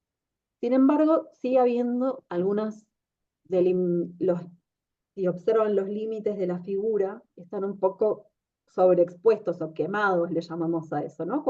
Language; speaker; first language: Spanish; native; Spanish